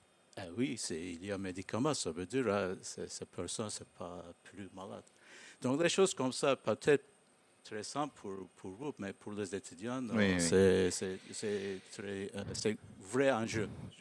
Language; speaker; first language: French; non-native, learner; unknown